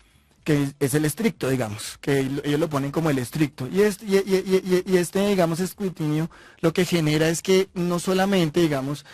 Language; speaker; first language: Spanish; native; Spanish